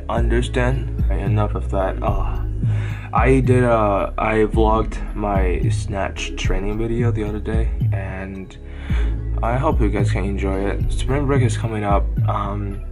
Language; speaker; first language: English; non-native, fluent; Chinese